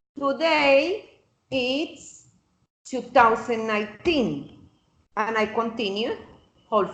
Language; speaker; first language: English; non-native, fluent; Spanish